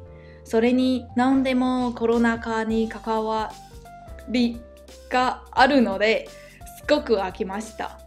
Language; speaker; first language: Japanese; non-native, fluent; Chinese